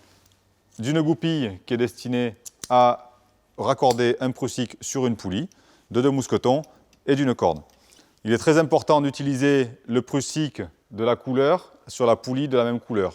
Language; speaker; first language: French; native; French